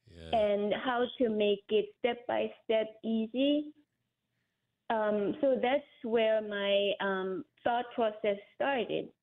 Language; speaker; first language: English; non-native, fluent; Korean